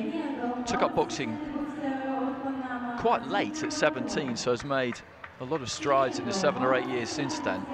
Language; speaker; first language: English; native; English